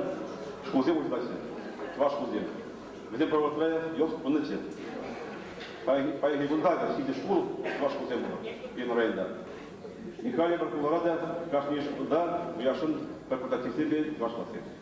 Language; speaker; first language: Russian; non-native, local second language; Chuvash